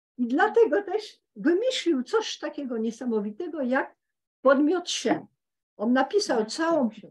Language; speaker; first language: Polish; early bilingual, heritage; Polish